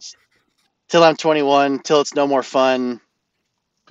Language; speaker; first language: English; native; English